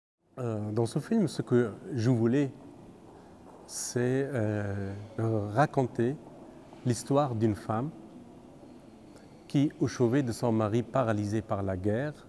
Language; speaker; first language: French; non-native, fluent; Persian